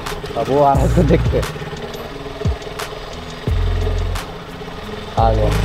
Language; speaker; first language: Hindi; native; Hindi